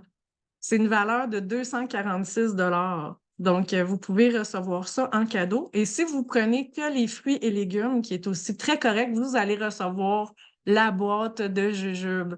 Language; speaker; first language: French; native; French